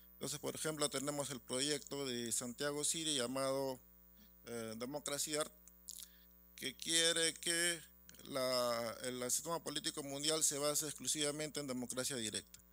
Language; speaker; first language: Spanish; native; Spanish